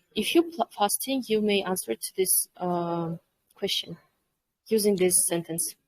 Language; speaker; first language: English; non-native, fluent; Kyrgyz